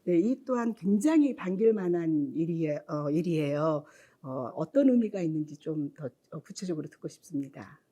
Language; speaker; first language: Korean; native; Korean